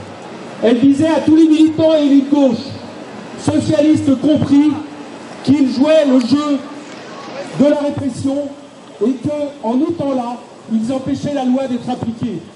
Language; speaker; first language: French; native; French